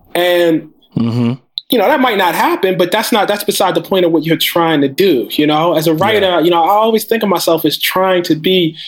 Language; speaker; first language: English; native; English